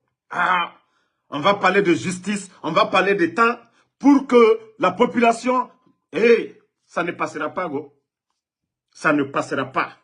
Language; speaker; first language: French; non-native, local second language; Mandingo